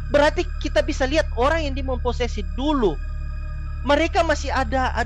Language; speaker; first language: Indonesian; non-native, fluent; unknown